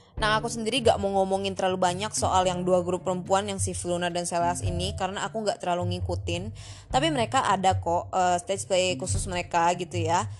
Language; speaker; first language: Indonesian; native; Indonesian